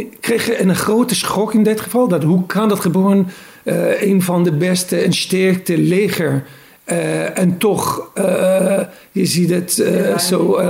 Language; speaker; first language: Dutch; non-native, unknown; Hebrew